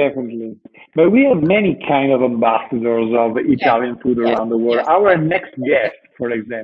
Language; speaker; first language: English; non-native, fluent; Italian